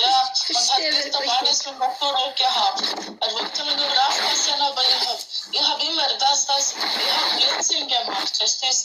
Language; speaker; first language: German; non-native, learner; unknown